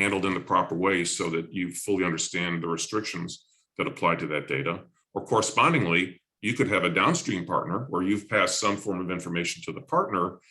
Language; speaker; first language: English; native; English